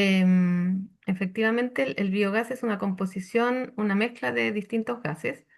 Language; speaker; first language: Spanish; native; Spanish